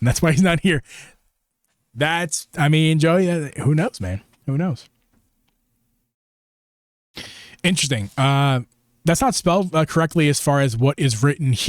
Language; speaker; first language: English; native; English